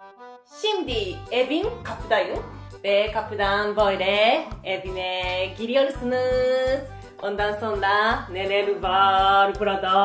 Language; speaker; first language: Turkish; non-native, learner; Japanese